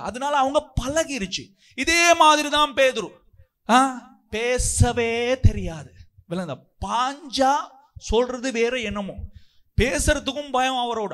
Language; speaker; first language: Tamil; non-native, local second language; Sinhala